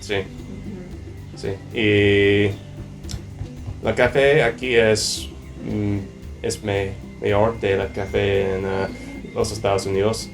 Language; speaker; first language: Spanish; non-native, learner; English